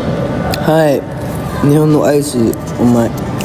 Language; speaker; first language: Japanese; non-native, learner; Filipino